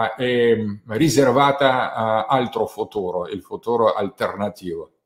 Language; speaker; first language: Italian; non-native, fluent; Russian